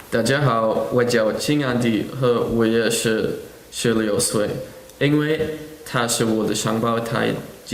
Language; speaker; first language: Chinese; non-native, learner; German